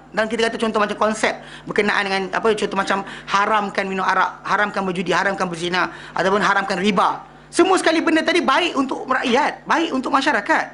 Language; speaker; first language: Malay; native; Malay